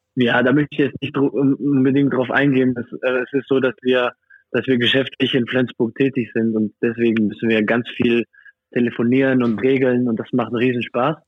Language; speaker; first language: German; non-native, fluent; French